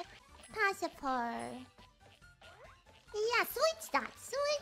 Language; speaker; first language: English; non-native, learner; Japanese